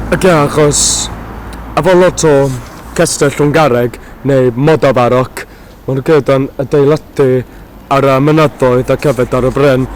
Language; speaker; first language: Welsh; non-native, learner; English